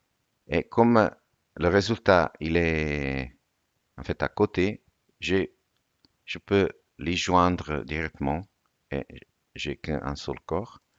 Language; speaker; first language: French; non-native, fluent; Italian